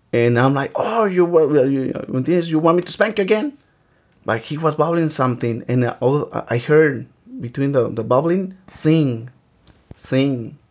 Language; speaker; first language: English; early bilingual, other home language; Spanish